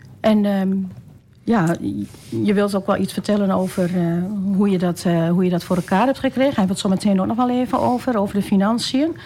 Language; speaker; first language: Dutch; native; Dutch